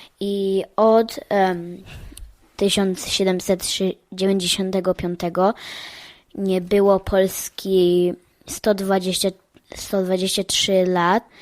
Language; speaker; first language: Polish; early bilingual, heritage; Polish